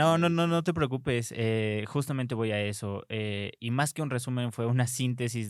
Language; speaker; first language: Spanish; native; Spanish